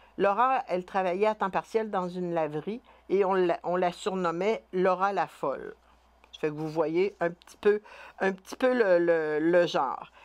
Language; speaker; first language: French; native; French